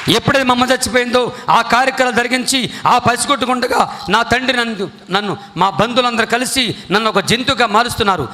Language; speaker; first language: Telugu; non-native, local second language; Koya